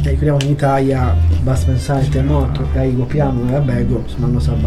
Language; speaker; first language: Italian; native; Italian